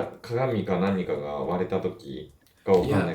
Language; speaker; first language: Japanese; native; Japanese